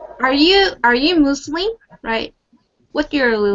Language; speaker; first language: English; non-native, learner; Korean